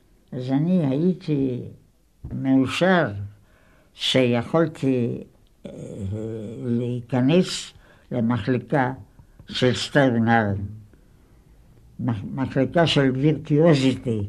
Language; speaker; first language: Hebrew; non-native, fluent; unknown